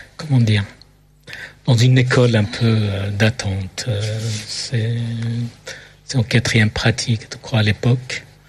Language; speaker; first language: French; early bilingual, other home language; Arabic